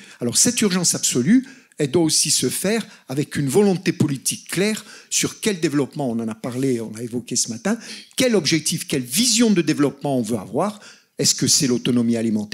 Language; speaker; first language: French; native; French